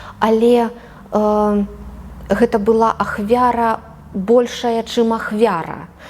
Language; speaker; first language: Belarusian; native; Belarusian